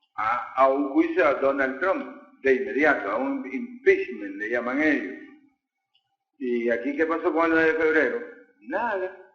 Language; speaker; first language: Spanish; native; Spanish